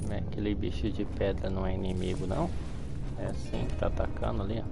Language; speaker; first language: Portuguese; native; Portuguese